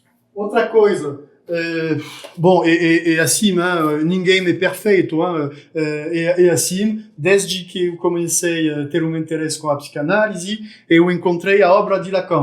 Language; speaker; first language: Portuguese; non-native, fluent; French